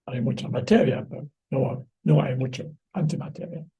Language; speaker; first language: Spanish; non-native, fluent; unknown